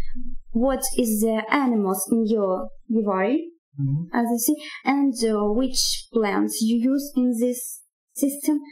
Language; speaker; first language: English; non-native, learner; Russian